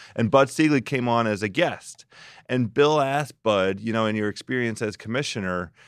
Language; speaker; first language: English; native; English